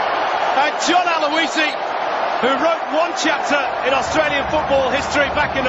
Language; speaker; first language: English; native; English